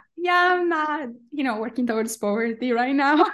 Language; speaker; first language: English; non-native, fluent; Spanish